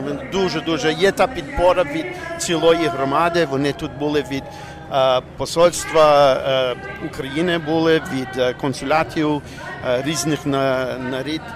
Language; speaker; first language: Ukrainian; early bilingual, heritage; Ukrainian